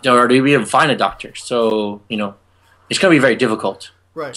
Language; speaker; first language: English; native; English